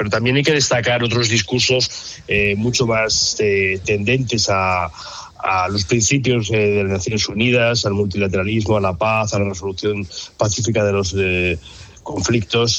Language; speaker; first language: Spanish; native; Spanish